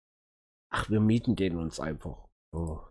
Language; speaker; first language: German; native; German